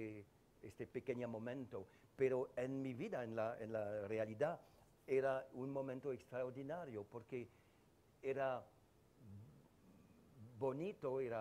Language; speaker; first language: Spanish; non-native, fluent; French